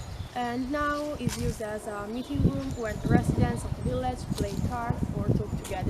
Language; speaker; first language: English; non-native, learner; Italian